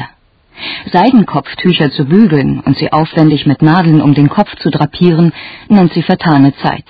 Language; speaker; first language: German; native; German